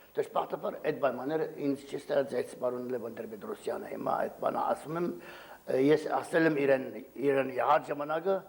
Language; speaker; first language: Armenian; early bilingual, heritage; Armenian